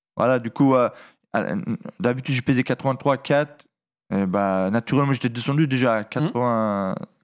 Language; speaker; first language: French; non-native, fluent; Russian